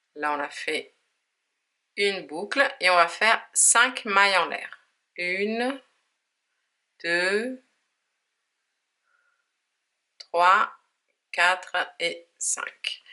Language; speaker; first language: French; native; French